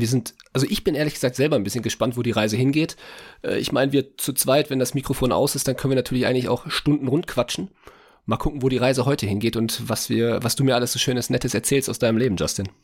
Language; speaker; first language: German; native; German